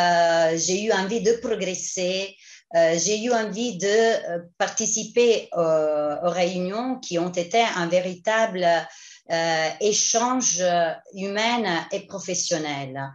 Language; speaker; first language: French; non-native, fluent; Italian